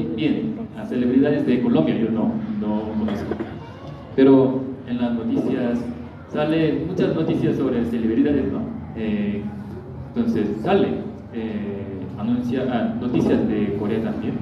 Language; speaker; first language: Spanish; non-native, learner; Korean